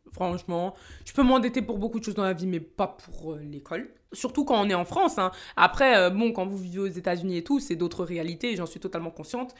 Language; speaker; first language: French; native; French